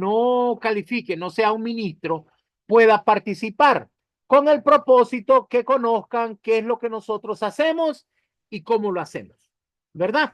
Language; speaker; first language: Spanish; native; Spanish